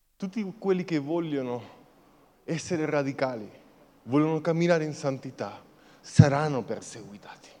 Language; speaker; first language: Italian; non-native, fluent; Spanish